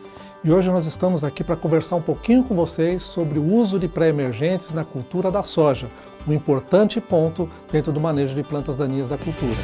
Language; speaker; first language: Portuguese; native; Portuguese